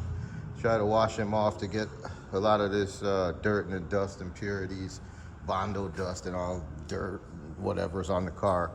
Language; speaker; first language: English; native; English